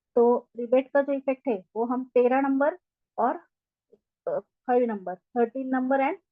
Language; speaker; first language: Hindi; non-native, local second language; Marathi